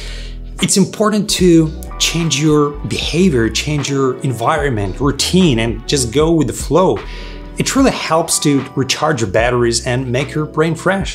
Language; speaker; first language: English; non-native, fluent; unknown